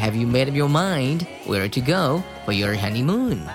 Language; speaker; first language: English; non-native, fluent; Chinese